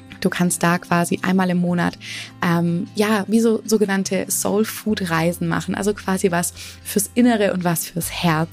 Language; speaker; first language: German; native; German